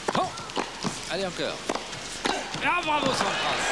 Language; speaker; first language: French; native; French